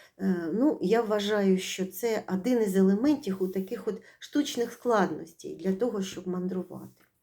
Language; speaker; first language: Ukrainian; native; Ukrainian